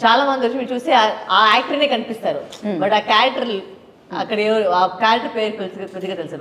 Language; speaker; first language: Telugu; non-native, local second language; Tamil